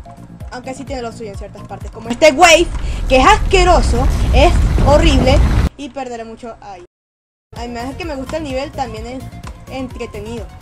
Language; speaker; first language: Spanish; native; Spanish